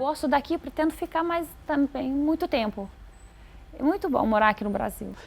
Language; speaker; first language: Portuguese; non-native, fluent; Arabic